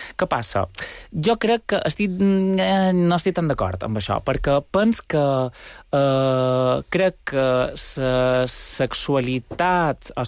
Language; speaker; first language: Catalan; native; Catalan